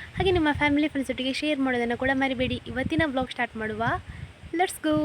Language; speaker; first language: Kannada; non-native, local second language; Tulu